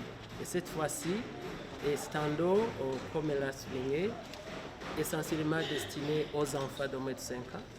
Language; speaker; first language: French; non-native, local second language; Rundi